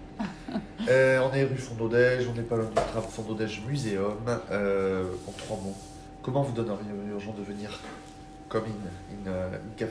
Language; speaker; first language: French; native; French